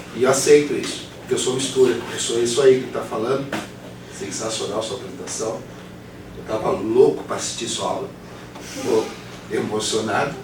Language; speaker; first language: Portuguese; native; Portuguese